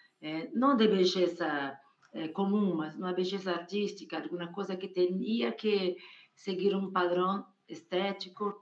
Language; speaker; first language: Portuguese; non-native, fluent; Spanish